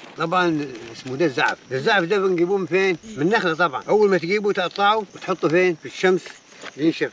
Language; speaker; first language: Egyptian Arabic; non-native, local second language; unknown